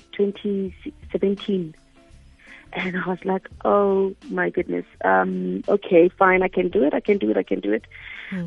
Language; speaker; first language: English; non-native, local second language; Tswana